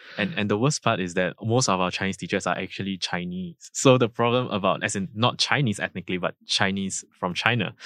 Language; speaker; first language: English; native; English